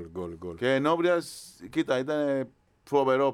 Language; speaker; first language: Greek; non-native, fluent; Spanish